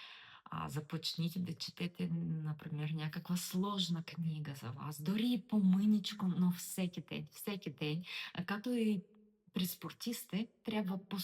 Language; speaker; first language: Bulgarian; non-native, learner; Russian